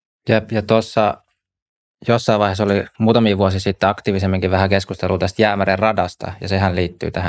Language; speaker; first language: Finnish; native; Finnish